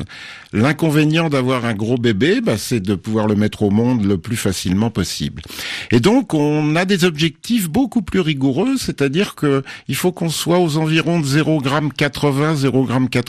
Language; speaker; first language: French; native; French